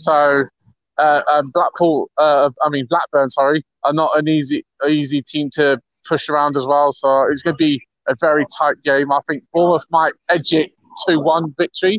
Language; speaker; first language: English; native; English